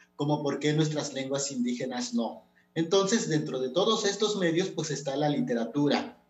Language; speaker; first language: Spanish; non-native, local second language; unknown